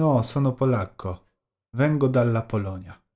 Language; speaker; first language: Italian; non-native, learner; Polish